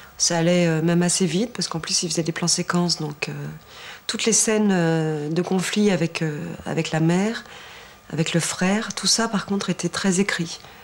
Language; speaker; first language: French; native; French